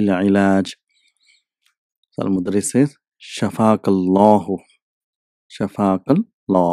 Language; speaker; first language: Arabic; non-native, fluent; English